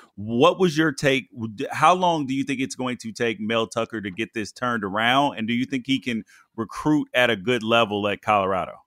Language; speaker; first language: English; native; English